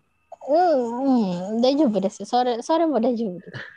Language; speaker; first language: Japanese; non-native, learner; Indonesian